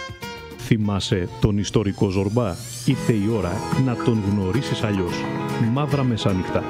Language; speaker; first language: Greek; native; Greek